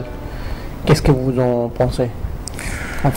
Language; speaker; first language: French; non-native, fluent; Arabic